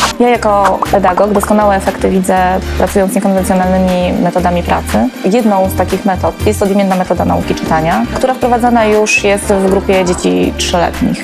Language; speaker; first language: Polish; native; Polish